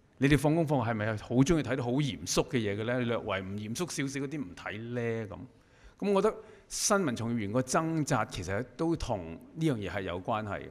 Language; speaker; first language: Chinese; non-native, local second language; Cantonese